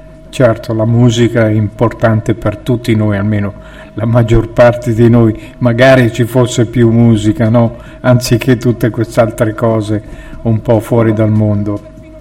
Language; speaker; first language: Italian; native; Italian